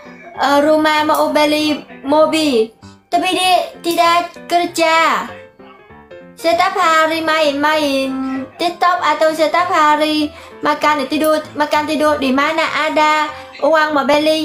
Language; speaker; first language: Indonesian; non-native, learner; Vietnamese